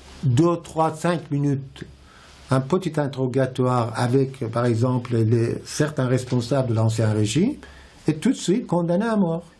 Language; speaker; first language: French; non-native, fluent; Persian